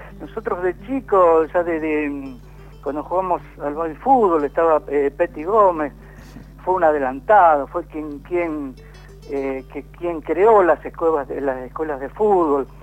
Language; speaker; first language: Spanish; native; Spanish